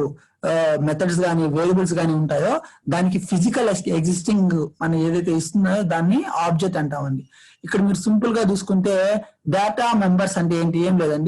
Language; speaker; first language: Telugu; native; Telugu